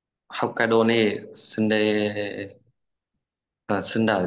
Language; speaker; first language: Japanese; non-native, learner; Vietnamese